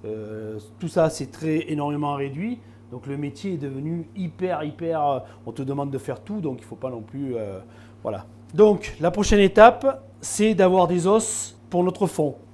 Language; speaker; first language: French; native; French